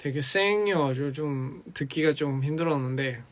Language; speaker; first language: Korean; early bilingual, other home language; English